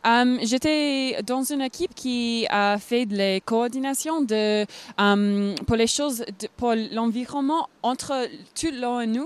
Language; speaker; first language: French; non-native, fluent; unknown